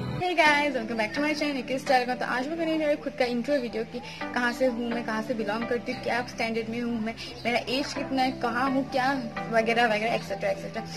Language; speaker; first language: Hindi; non-native, local second language; Bangla